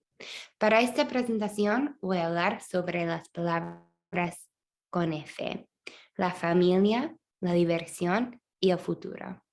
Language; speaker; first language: Spanish; non-native, fluent; English